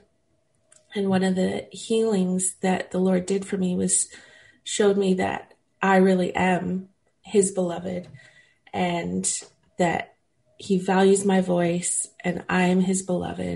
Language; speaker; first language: English; native; English